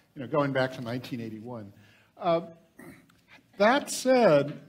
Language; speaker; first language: English; native; English